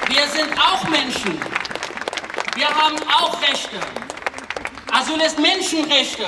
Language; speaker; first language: German; non-native, fluent; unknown